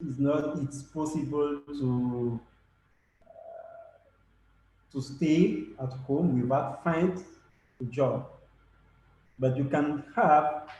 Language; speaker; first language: English; non-native, learner; French